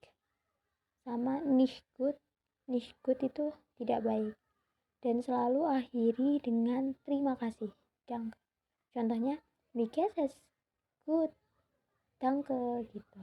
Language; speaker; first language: Indonesian; native; Indonesian